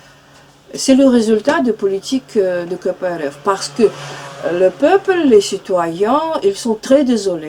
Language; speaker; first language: French; non-native, fluent; Russian